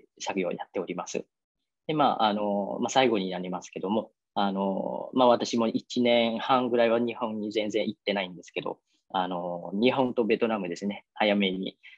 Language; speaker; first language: Japanese; non-native, fluent; Vietnamese